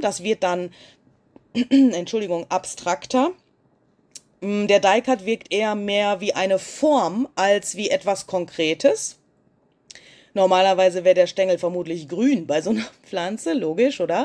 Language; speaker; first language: German; native; German